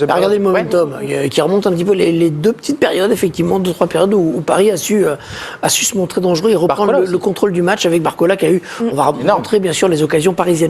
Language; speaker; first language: French; native; French